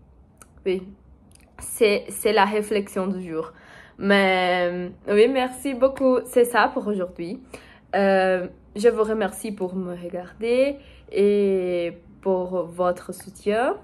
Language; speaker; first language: French; non-native, learner; Portuguese